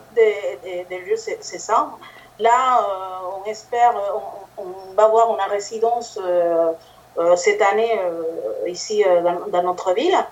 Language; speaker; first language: French; non-native, fluent; Spanish